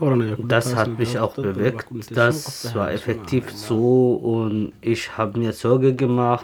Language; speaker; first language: German; non-native, learner; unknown